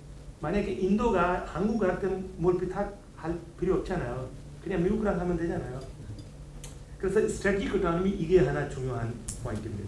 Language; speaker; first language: Korean; non-native, learner; Hindi